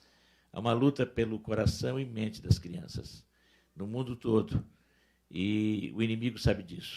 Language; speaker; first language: Portuguese; native; Portuguese